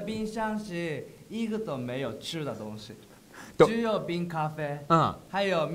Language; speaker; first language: Chinese; non-native, learner; Japanese